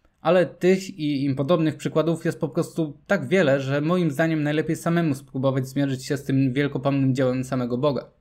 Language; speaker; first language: Polish; native; Polish